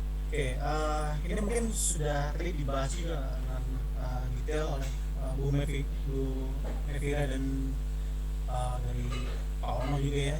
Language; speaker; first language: Indonesian; native; Indonesian